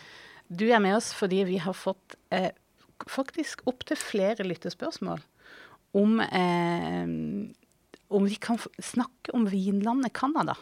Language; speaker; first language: Norwegian; native; Norwegian